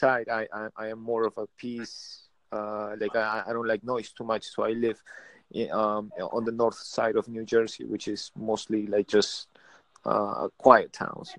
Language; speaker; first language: English; early bilingual, other home language; Spanish